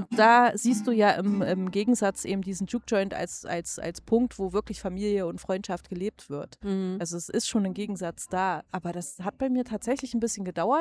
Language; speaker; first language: German; native; German